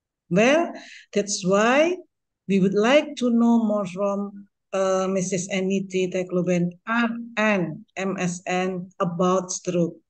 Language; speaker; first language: English; non-native, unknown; Indonesian